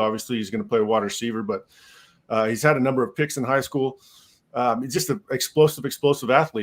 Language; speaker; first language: English; native; English